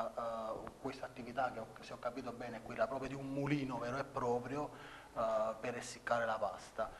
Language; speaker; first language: Italian; native; Italian